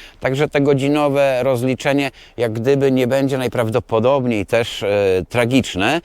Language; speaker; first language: Polish; native; Polish